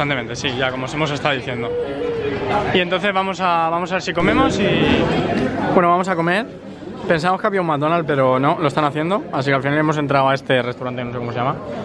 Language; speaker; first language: Spanish; native; Spanish